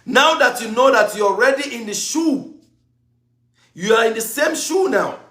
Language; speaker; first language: English; non-native, local second language; Yoruba